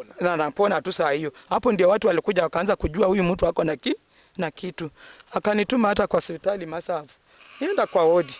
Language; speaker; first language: Swahili; non-native, local second language; Luyia